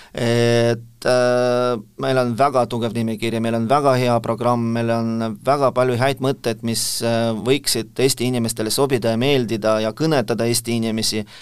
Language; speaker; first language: Estonian; non-native, local second language; Russian